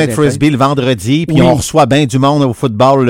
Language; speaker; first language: French; native; French